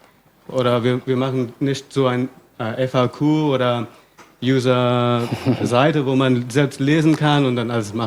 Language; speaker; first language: German; non-native, fluent; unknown